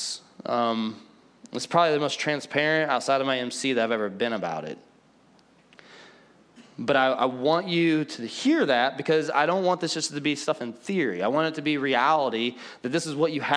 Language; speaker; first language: English; native; English